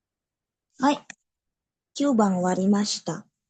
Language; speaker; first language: Japanese; non-native, learner; Indonesian